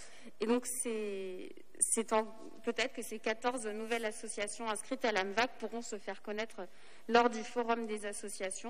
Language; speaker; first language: French; native; French